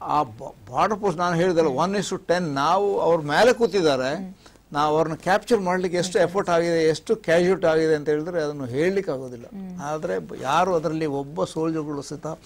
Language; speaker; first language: Kannada; non-native, local second language; Kodava